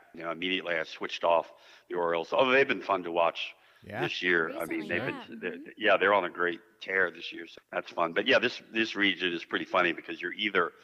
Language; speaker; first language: English; native; English